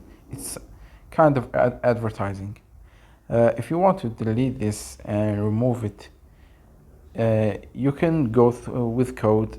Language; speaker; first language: English; non-native, fluent; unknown